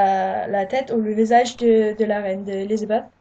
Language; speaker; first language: French; non-native, learner; English